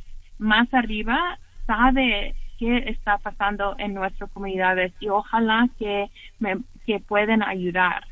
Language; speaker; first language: Spanish; early bilingual, heritage; English